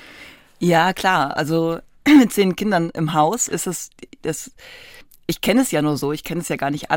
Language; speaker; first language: German; native; German